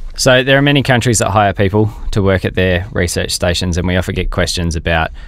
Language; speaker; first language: English; native; English